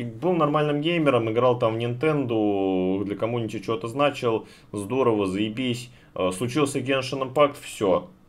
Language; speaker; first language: Russian; native; Russian